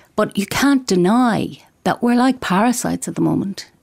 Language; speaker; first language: English; native; English